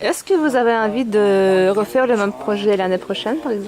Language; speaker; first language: French; non-native, fluent; Russian